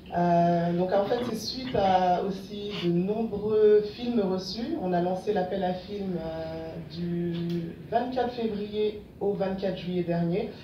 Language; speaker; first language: French; non-native, local second language; Wolof